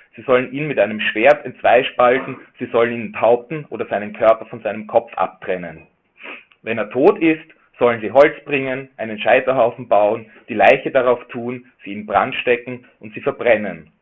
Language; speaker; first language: German; native; German